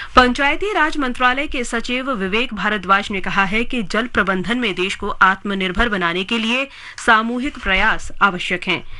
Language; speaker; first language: Hindi; native; Hindi